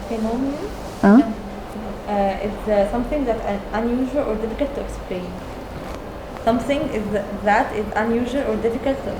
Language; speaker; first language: English; non-native, learner; Arabic